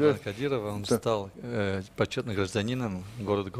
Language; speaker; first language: Russian; non-native, fluent; French